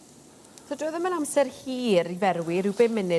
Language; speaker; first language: Welsh; native; Welsh